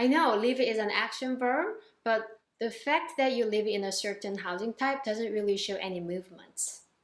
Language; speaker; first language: English; non-native, fluent; Korean